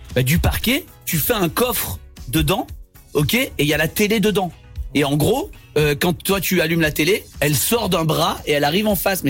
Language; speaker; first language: French; native; French